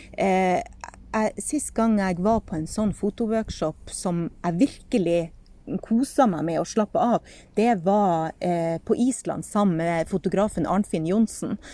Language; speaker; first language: Norwegian; native; Norwegian